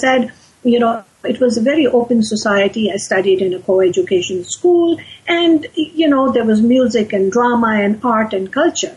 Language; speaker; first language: English; non-native, local second language; Urdu